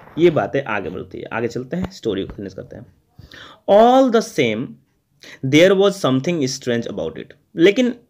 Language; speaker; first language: Hindi; native; Hindi